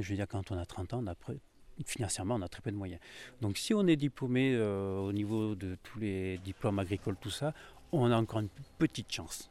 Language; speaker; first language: French; native; French